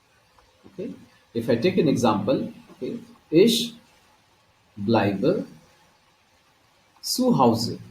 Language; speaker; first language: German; non-native, fluent; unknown